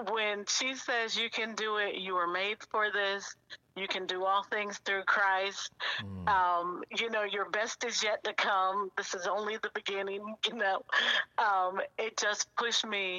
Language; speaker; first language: English; native; English